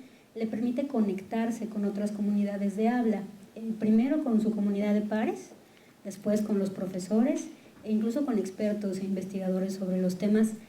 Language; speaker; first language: Spanish; native; Spanish